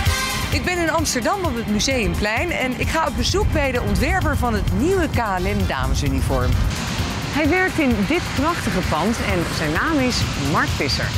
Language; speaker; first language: Dutch; native; Dutch